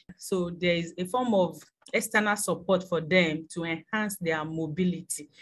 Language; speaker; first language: English; non-native, local second language; Yoruba